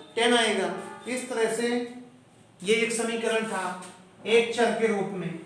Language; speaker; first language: Hindi; native; Hindi